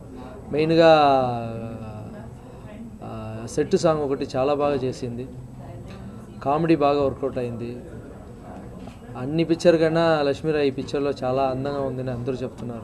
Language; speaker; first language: Telugu; non-native, fluent; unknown